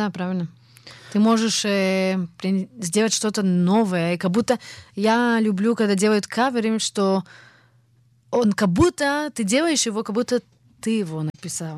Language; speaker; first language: Russian; early bilingual, heritage; Russian